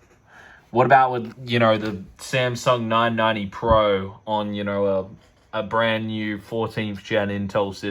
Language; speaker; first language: English; native; English